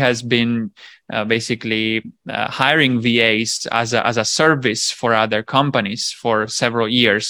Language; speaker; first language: English; non-native, fluent; Italian